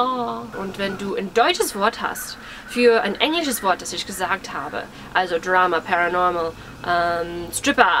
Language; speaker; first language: German; early bilingual, heritage; English